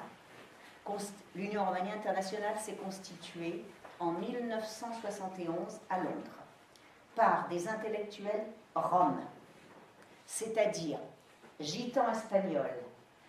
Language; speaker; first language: French; native; French